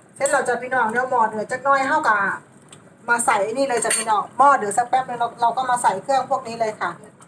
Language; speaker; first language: Thai; native; Thai